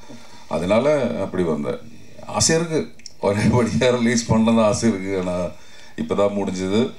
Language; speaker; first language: Tamil; non-native, learner; Malayalam